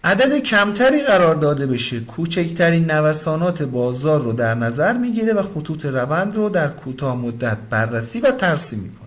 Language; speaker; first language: Persian; native; Persian